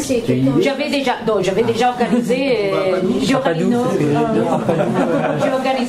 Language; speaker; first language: French; non-native, fluent; Italian